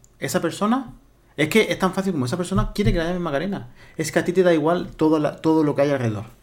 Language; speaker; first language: Spanish; native; Spanish